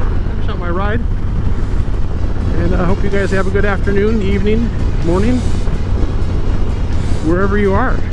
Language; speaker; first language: English; native; English